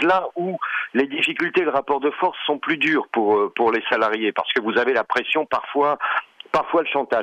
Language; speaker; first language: French; native; French